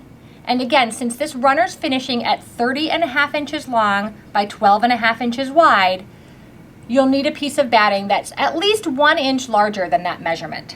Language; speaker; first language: English; native; English